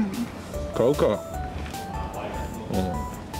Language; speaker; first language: Japanese; native; Japanese